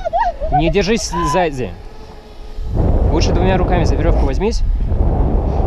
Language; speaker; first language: Russian; native; Russian